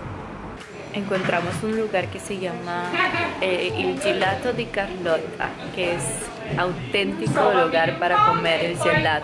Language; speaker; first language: Spanish; non-native, fluent; Croatian